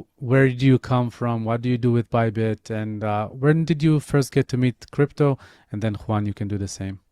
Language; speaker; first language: English; non-native, fluent; Hebrew